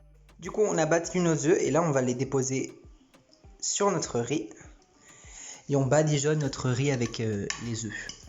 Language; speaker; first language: French; early bilingual, other home language; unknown